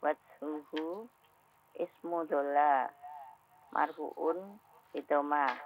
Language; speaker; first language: Arabic; non-native, learner; Indonesian